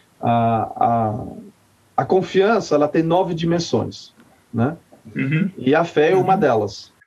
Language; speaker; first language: Portuguese; non-native, fluent; French